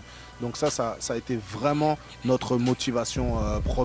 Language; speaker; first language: French; native; French